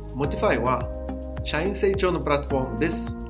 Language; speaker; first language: Japanese; non-native, fluent; Portuguese